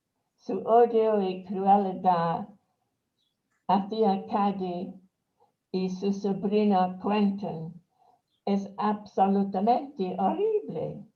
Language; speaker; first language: Spanish; non-native, fluent; English